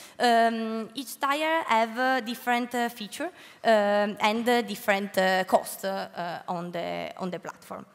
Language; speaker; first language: English; non-native, learner; Italian